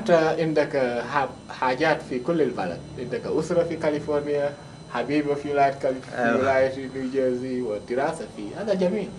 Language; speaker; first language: Arabic; non-native, fluent; Wolof